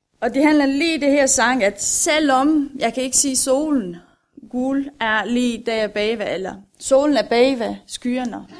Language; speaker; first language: Danish; non-native, fluent; Romanian